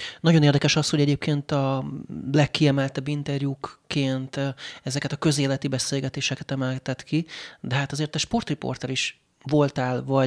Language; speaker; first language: Hungarian; native; Hungarian